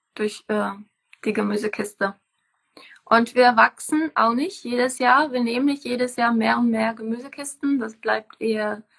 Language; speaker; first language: German; non-native, fluent; Czech